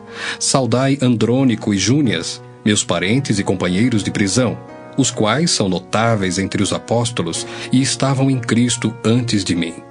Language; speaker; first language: Portuguese; native; Portuguese